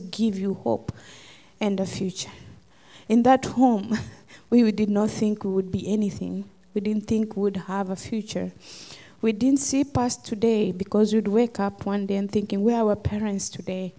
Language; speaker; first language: English; non-native, local second language; Luo (Kenya and Tanzania)